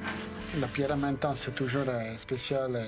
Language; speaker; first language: French; non-native, local second language; German